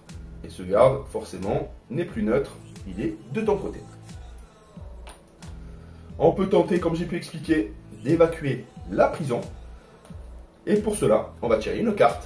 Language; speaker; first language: French; native; French